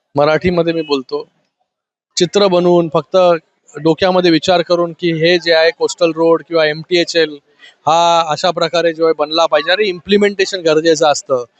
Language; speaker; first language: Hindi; non-native, local second language; Marathi